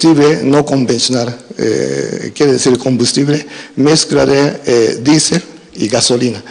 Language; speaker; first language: Spanish; non-native, fluent; Japanese